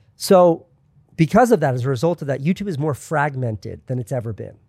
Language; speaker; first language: English; native; English